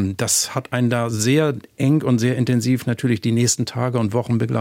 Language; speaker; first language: German; native; German